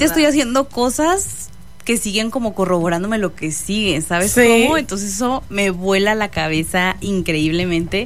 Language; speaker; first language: Spanish; native; Spanish